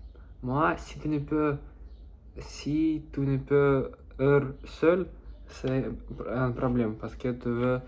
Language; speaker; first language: French; non-native, learner; Russian